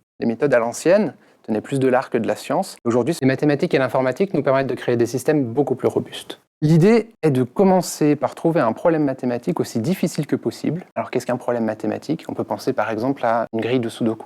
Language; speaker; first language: French; native; French